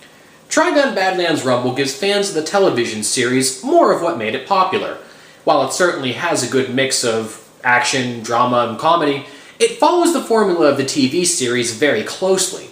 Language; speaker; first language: English; native; English